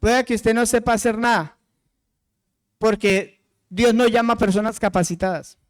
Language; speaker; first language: Spanish; native; Spanish